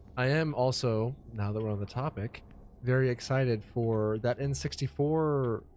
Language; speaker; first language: English; native; English